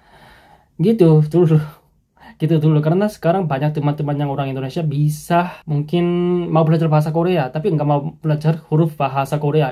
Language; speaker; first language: Indonesian; non-native, fluent; Korean